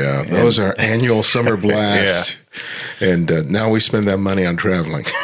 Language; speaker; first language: English; native; English